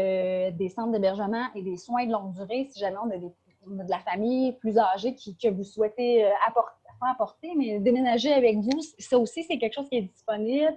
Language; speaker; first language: French; native; French